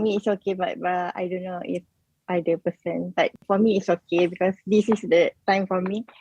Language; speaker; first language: English; non-native, learner; Malay